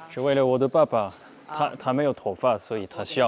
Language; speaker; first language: Chinese; non-native, fluent; French